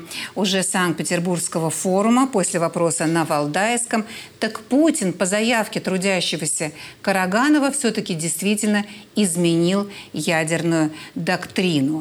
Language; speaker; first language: Russian; native; Russian